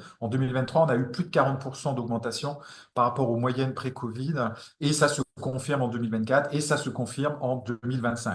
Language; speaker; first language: French; native; French